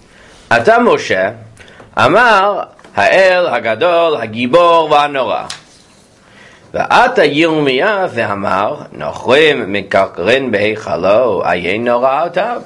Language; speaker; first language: Hebrew; non-native, fluent; English